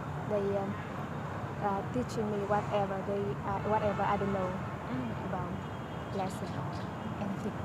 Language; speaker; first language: English; non-native, learner; Vietnamese